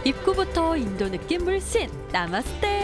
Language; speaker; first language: Korean; native; Korean